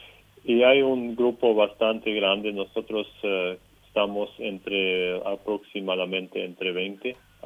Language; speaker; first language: Spanish; non-native, local second language; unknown